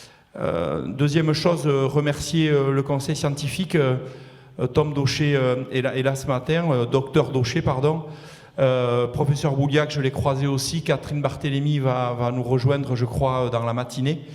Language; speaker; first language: French; native; French